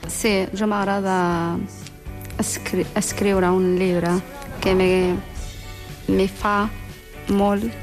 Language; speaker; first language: Catalan; non-native, learner; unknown